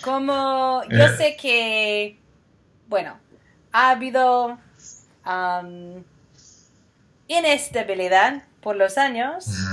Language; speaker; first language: Spanish; non-native, fluent; English